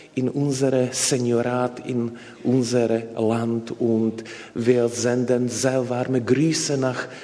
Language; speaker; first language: German; non-native, learner; Slovak